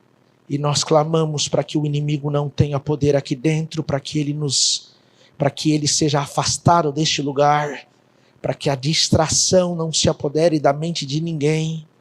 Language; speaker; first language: Portuguese; native; Portuguese